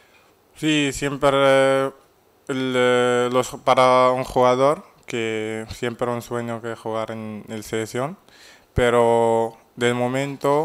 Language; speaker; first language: Spanish; non-native, fluent; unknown